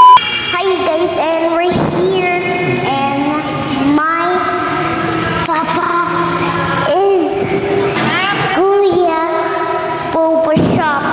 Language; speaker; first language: English; non-native, local second language; Filipino